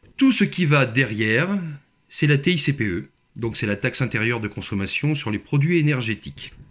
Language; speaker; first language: French; native; French